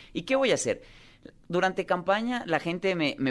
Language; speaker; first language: Spanish; native; Spanish